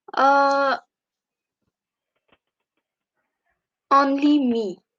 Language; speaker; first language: English; non-native, learner; Urdu